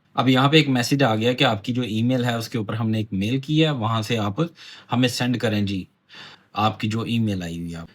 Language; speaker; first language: Urdu; non-native, local second language; Punjabi